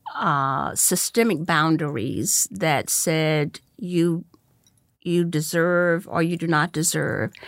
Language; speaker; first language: English; native; English